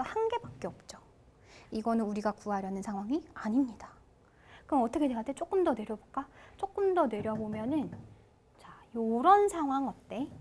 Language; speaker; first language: Korean; native; Korean